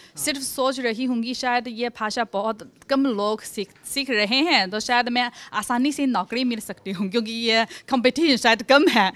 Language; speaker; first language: Hindi; non-native, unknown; Chinese